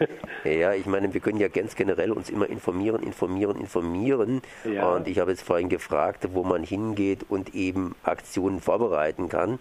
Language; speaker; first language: German; native; German